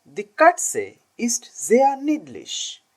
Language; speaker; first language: German; non-native, learner; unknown